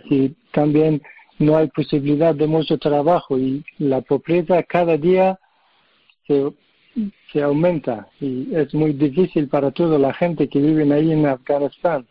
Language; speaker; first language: Spanish; non-native, learner; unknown